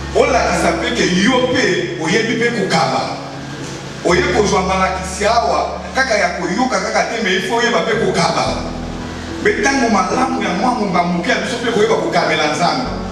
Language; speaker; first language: Lingala; native; Lingala